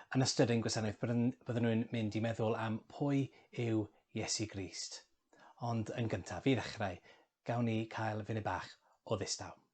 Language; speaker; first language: Welsh; non-native, local second language; English